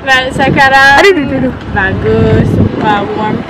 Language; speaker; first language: Indonesian; non-native, learner; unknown